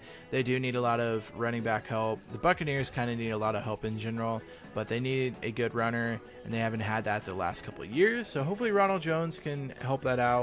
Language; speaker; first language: English; native; English